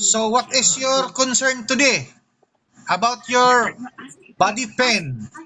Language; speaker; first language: English; non-native, local second language; Filipino